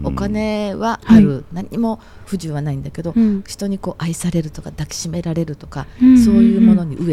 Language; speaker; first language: Japanese; native; Japanese